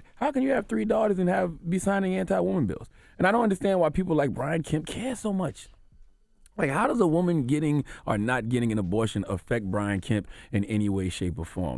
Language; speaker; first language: English; native; English